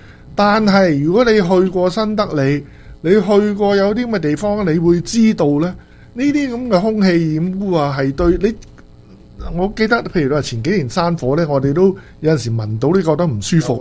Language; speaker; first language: Chinese; native; Chinese